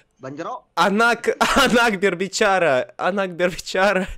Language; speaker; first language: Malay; non-native, learner; Russian